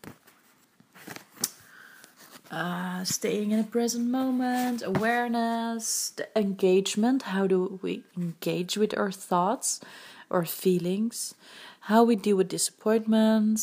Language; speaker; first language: English; non-native, fluent; Dutch